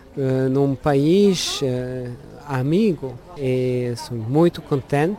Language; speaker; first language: Portuguese; non-native, learner; Luxembourgish